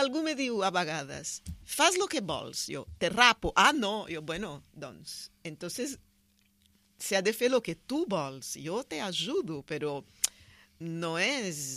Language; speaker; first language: Catalan; non-native, fluent; Portuguese